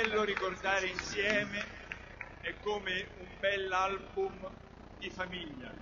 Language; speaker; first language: Italian; native; Italian